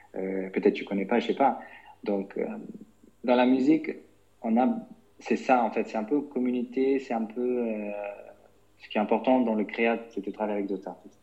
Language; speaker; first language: French; non-native, fluent; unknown